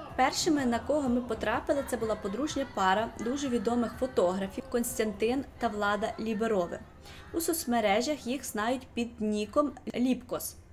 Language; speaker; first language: Ukrainian; native; Ukrainian